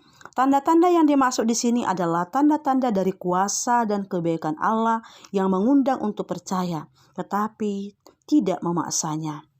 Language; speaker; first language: Indonesian; native; Indonesian